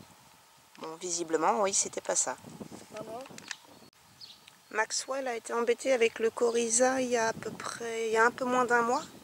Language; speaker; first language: French; native; French